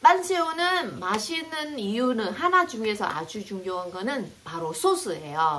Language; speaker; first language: Korean; non-native, fluent; Vietnamese